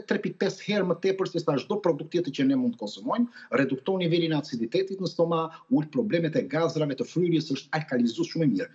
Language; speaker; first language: Albanian; native; Albanian